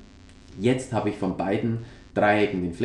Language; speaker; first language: German; native; German